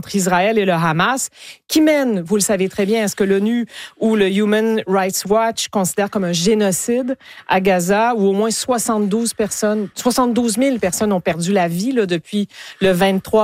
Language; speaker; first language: French; native; French